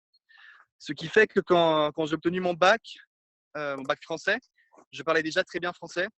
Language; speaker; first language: French; non-native, fluent; Italian